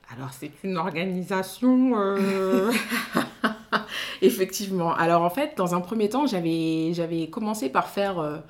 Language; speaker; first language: French; non-native, local second language; Soninke